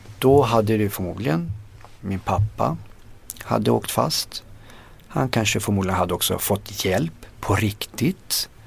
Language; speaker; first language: Swedish; early bilingual, other home language; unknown